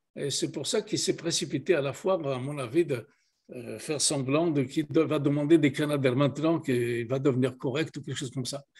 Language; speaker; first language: French; non-native, local second language; Kabyle